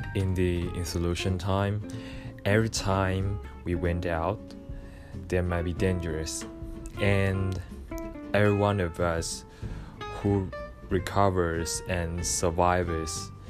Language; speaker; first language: English; non-native, fluent; Chinese